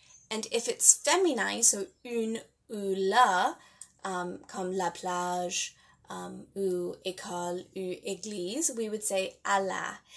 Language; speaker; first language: French; non-native, learner; English